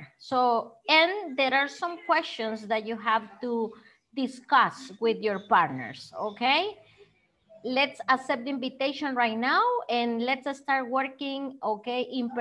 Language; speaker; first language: English; non-native, fluent; Spanish